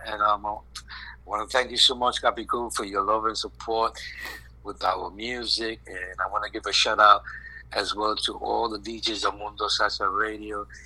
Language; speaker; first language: English; native; English